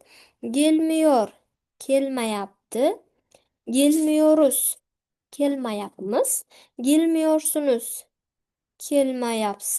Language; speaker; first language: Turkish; non-native, fluent; Uzbek